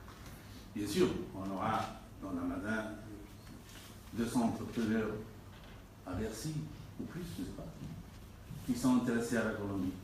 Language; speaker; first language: French; non-native, fluent; Spanish